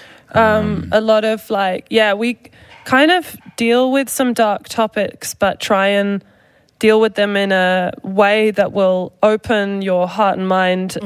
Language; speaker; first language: English; native; English